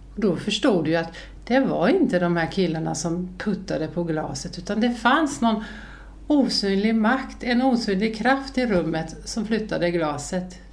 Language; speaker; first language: Swedish; early bilingual, other home language; Finnish